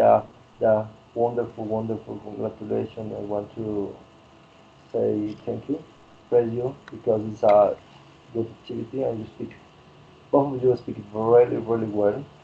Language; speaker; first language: English; non-native, learner; Spanish